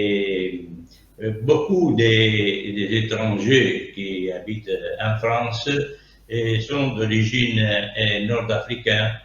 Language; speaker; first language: French; non-native, learner; Italian